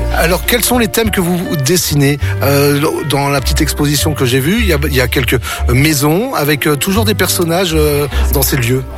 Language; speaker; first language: French; native; French